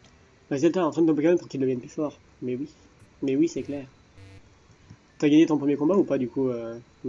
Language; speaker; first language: French; native; French